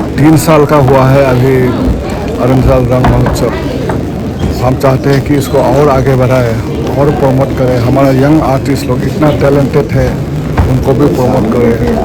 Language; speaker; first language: Hindi; non-native, local second language; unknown